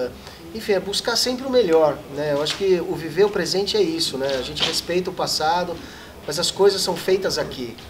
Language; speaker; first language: Portuguese; native; Portuguese